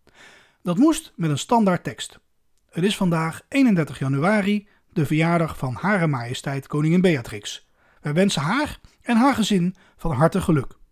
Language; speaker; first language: Dutch; native; Dutch